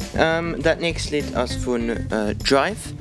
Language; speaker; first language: German; non-native, local second language; Luxembourgish